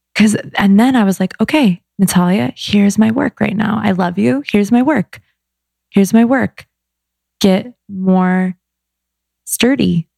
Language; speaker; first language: English; native; English